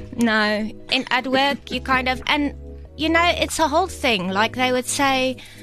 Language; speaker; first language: English; non-native, local second language; Afrikaans